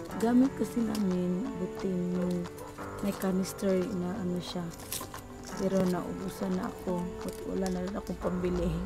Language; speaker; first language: Filipino; non-native, local second language; Cebuano